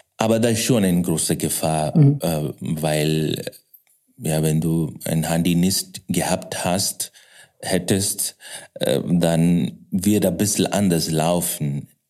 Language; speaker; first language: German; non-native, fluent; Kannada